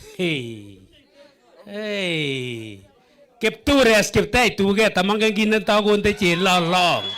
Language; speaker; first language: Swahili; non-native, local second language; Kalenjin